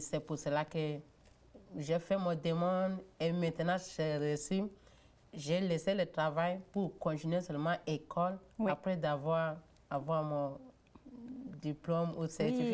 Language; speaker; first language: French; non-native, learner; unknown